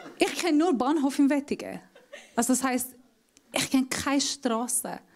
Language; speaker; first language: German; non-native, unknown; Persian